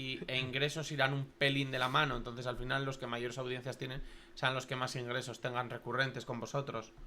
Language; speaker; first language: Spanish; native; Spanish